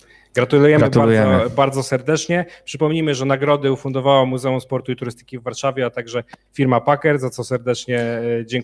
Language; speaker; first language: Polish; native; Polish